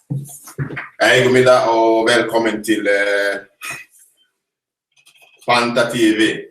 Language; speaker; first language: Swedish; non-native, fluent; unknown